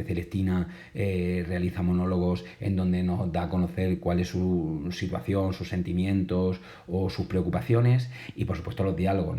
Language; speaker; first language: Spanish; native; Spanish